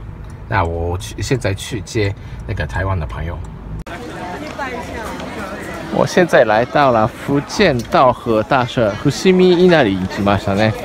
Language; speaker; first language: Chinese; non-native, fluent; Japanese